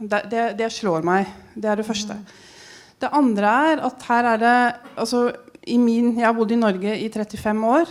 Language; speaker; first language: Norwegian; early bilingual, heritage; Norwegian